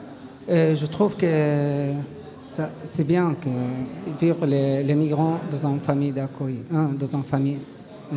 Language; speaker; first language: French; non-native, learner; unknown